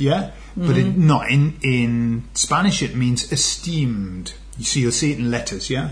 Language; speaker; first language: English; native; English